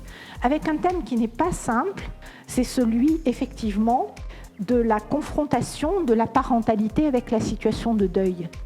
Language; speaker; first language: French; native; French